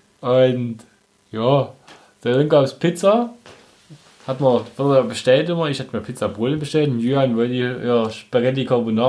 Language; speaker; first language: German; native; German